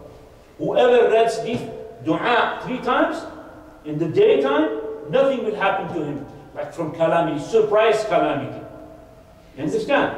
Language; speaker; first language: English; non-native, fluent; Arabic